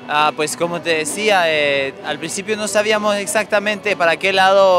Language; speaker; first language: Spanish; non-native, fluent; French